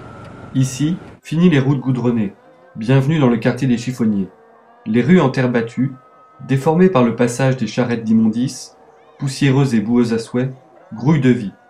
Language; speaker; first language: French; native; French